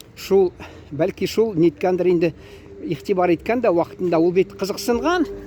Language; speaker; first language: Tatar; native; Tatar